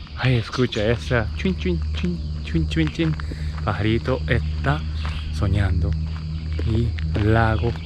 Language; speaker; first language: Spanish; non-native, learner; Japanese